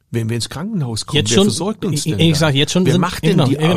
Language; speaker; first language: German; native; German